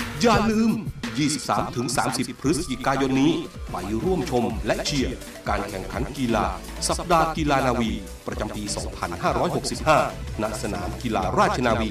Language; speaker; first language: Thai; native; Thai